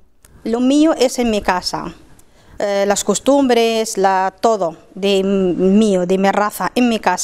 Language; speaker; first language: Spanish; non-native, fluent; Arabic